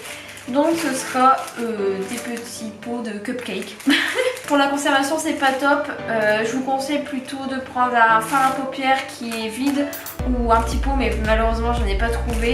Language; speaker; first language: French; native; French